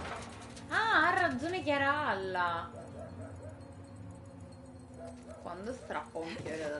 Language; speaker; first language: Italian; native; Italian